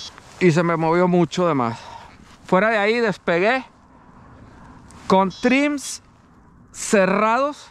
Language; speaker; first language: Spanish; native; Spanish